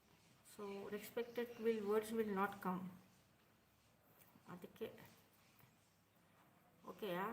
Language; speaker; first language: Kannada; non-native, local second language; Urdu